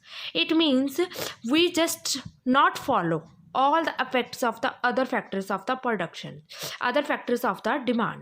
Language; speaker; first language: English; non-native, local second language; Hindi